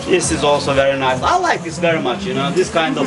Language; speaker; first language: English; non-native, learner; Turkish